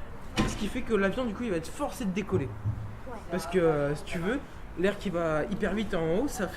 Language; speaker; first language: French; native; French